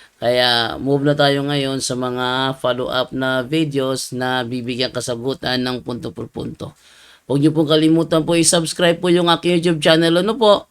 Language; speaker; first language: Filipino; native; Filipino